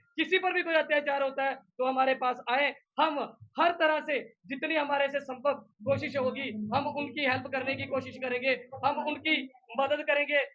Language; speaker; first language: Hindi; non-native, local second language; Dogri